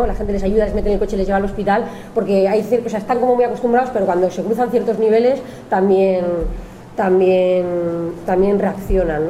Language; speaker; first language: Spanish; native; Spanish